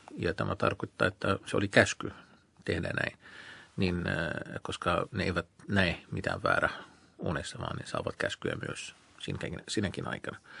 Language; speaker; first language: Finnish; non-native, fluent; Arabic